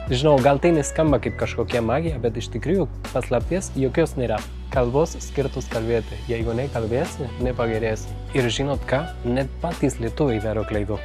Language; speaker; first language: Lithuanian; non-native, fluent; Spanish